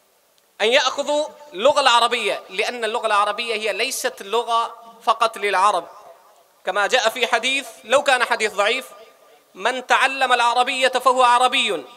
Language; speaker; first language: Arabic; non-native, fluent; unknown